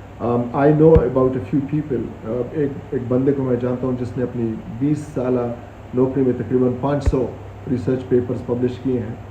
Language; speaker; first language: Hindi; non-native, local second language; Pashto